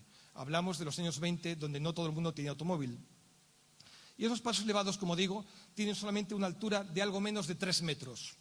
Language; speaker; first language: Spanish; native; Spanish